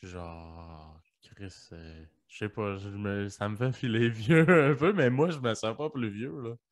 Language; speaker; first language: French; early bilingual, other home language; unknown